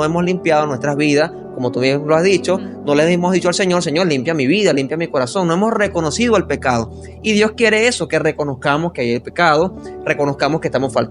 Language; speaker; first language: Spanish; native; Spanish